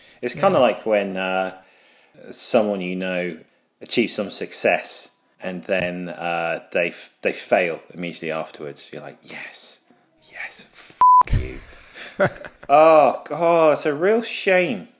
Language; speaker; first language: English; native; English